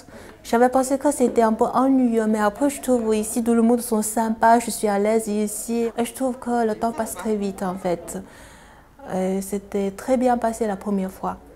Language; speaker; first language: French; non-native, learner; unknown